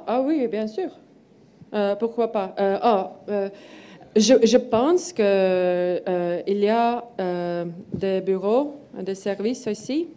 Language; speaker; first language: French; non-native, learner; Estonian